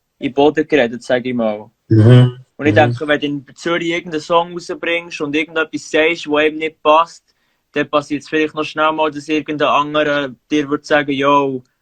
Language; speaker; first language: German; native; German